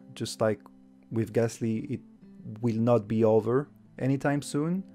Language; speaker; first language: English; non-native, fluent; French